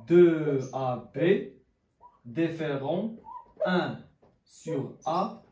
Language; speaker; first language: French; non-native, local second language; Arabic